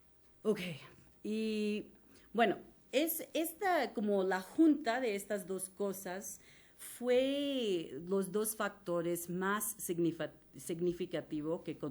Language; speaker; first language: Spanish; non-native, fluent; English